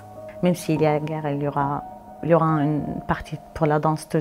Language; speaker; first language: French; non-native, fluent; Arabic